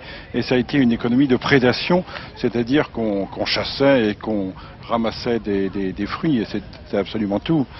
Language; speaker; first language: French; native; French